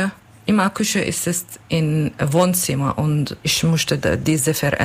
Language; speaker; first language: German; non-native, learner; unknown